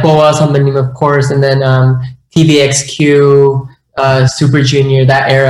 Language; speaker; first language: English; native; English